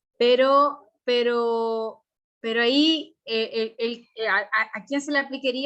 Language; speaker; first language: Spanish; native; Spanish